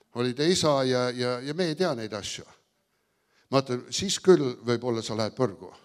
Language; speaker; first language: Estonian; early bilingual, heritage; Estonian